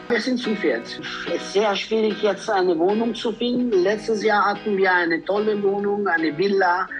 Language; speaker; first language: German; non-native, fluent; Italian